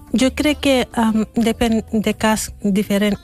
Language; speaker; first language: Catalan; non-native, learner; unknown